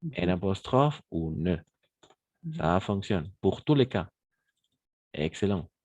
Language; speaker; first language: French; non-native, fluent; Spanish